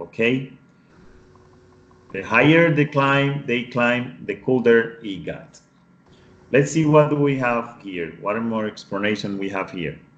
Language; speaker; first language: English; non-native, fluent; Spanish